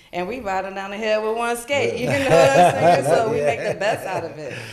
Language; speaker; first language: English; native; English